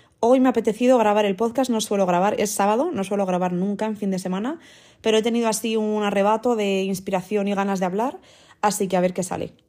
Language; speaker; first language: Spanish; early bilingual, other home language; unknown